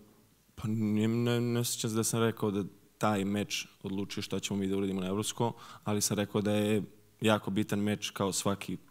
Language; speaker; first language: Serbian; early bilingual, heritage; Serbian